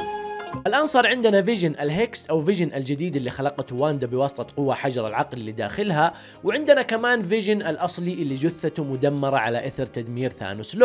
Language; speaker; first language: Arabic; native; Arabic